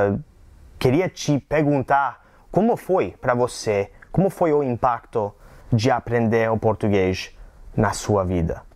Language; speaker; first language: Portuguese; non-native, learner; English